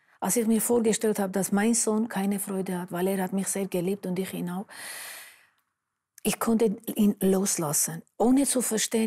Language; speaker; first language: German; non-native, fluent; Armenian